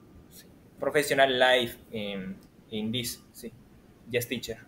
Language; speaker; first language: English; non-native, learner; Spanish